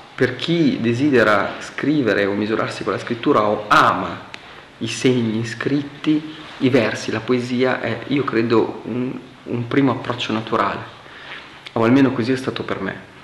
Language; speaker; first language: Italian; native; Italian